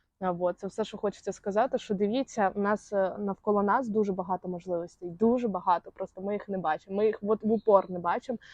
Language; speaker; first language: Ukrainian; non-native, local second language; Russian